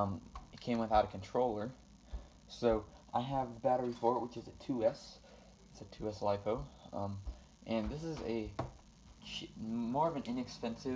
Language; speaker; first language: English; native; English